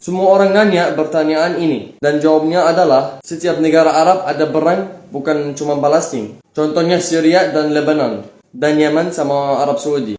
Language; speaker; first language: Indonesian; non-native, fluent; Arabic